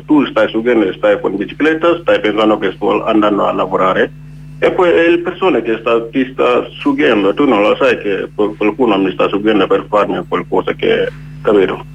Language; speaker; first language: Italian; non-native, learner; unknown